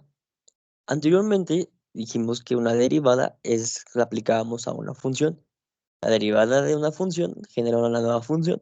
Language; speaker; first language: Spanish; native; Spanish